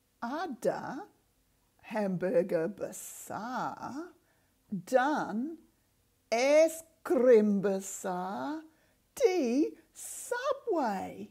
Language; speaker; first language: Indonesian; non-native, fluent; English